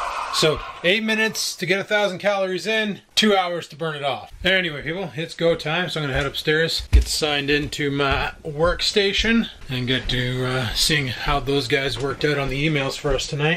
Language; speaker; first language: English; native; English